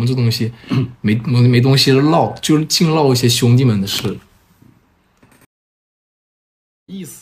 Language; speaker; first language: Chinese; native; Chinese